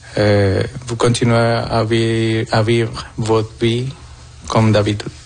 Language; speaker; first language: French; non-native, fluent; Spanish